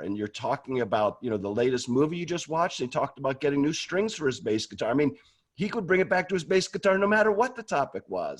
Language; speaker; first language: English; native; English